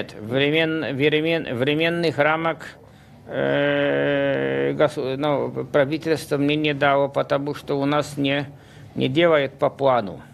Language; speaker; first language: Russian; non-native, fluent; Polish